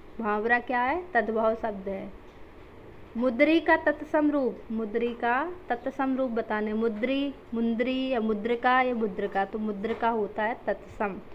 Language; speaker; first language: Hindi; native; Hindi